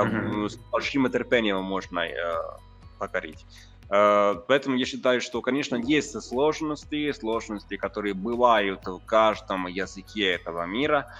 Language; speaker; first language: Russian; non-native, fluent; Italian